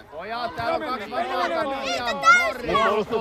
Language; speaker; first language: Finnish; native; Finnish